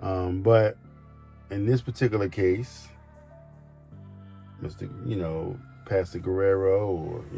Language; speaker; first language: English; native; English